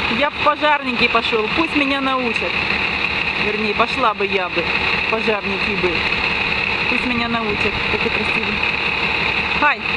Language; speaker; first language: Russian; native; Russian